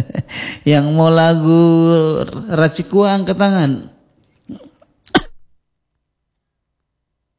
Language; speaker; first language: Indonesian; non-native, local second language; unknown